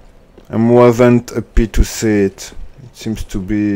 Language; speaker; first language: English; non-native, learner; French